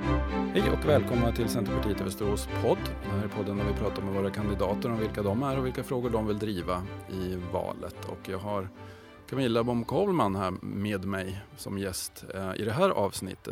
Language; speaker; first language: Swedish; native; Swedish